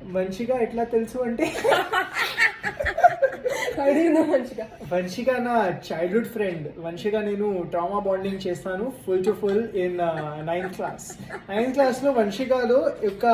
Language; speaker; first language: Telugu; non-native, learner; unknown